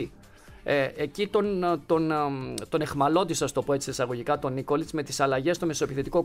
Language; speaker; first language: Greek; native; Greek